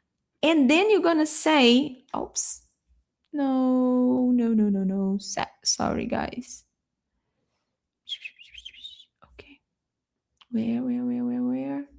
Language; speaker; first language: English; non-native, fluent; Portuguese